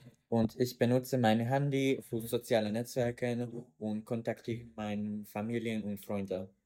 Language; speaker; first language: German; non-native, learner; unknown